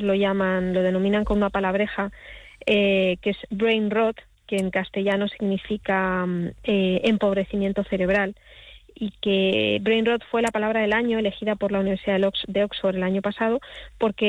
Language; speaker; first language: Spanish; native; Spanish